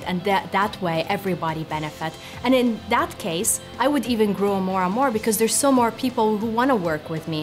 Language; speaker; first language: English; non-native, fluent; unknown